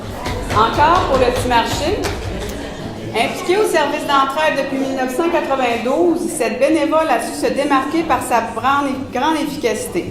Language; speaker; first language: French; native; French